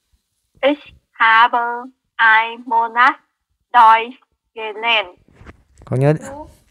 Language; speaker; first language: German; non-native, learner; Vietnamese